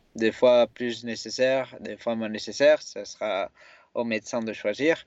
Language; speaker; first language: French; non-native, fluent; Spanish